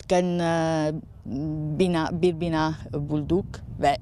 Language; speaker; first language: Turkish; non-native, learner; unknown